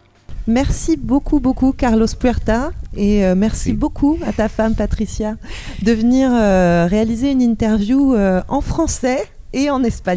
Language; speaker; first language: French; native; French